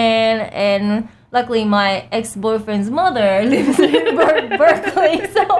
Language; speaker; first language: English; non-native, fluent; Japanese